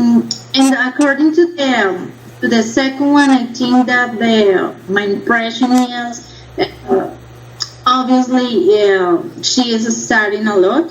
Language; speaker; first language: English; non-native, learner; Spanish